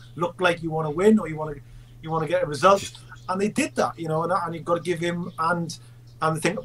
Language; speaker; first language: English; native; English